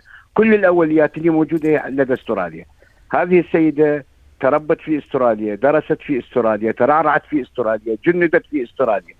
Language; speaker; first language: Arabic; native; Arabic